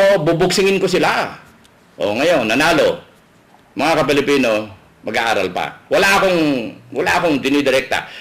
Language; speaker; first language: Filipino; native; Filipino